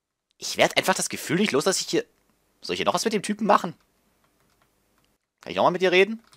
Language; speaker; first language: German; native; German